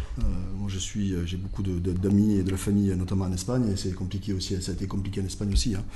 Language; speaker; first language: French; native; French